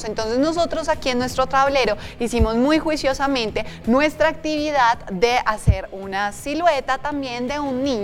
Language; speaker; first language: Spanish; native; Spanish